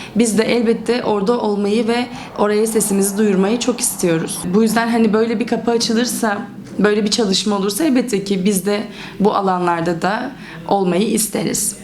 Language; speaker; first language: Turkish; native; Turkish